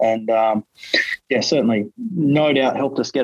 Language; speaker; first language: English; native; English